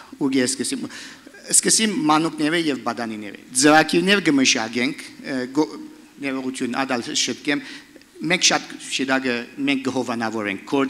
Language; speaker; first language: Armenian; early bilingual, heritage; Armenian